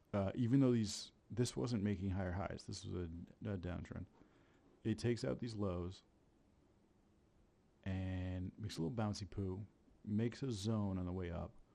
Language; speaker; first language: English; native; English